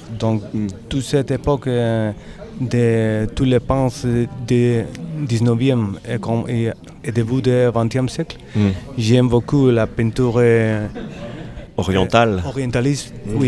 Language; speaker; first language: French; non-native, learner; Spanish